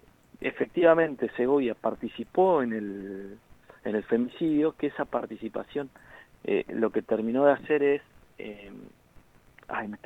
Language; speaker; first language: Spanish; native; Spanish